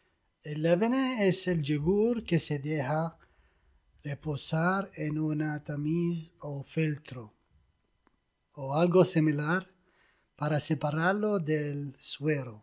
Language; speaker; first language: Spanish; non-native, fluent; Arabic